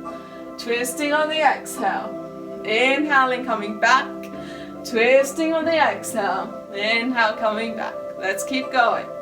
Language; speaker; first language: English; native; English